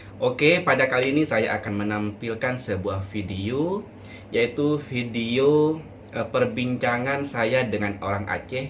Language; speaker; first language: Indonesian; non-native, local second language; Madurese